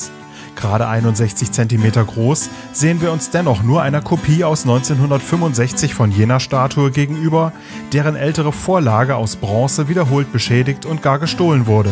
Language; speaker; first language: German; native; German